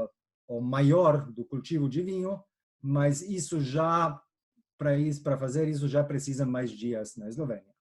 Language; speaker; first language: Portuguese; non-native, fluent; Slovenian